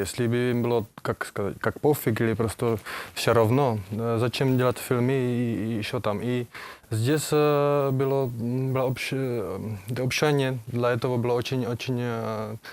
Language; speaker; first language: Russian; non-native, learner; Czech